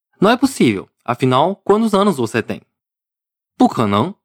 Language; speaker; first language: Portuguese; non-native, fluent; Chinese